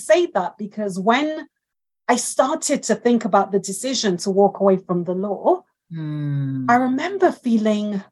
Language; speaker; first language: English; non-native, local second language; Yoruba